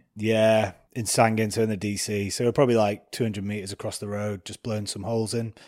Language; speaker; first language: English; native; English